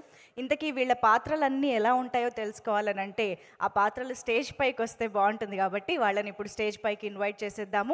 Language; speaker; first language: Telugu; native; Telugu